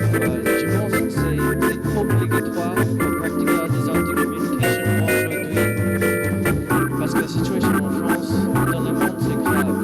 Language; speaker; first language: French; non-native, learner; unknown